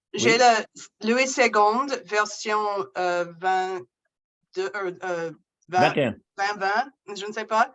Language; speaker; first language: French; non-native, learner; English